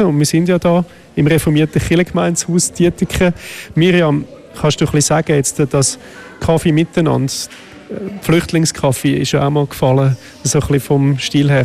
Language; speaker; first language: German; native; German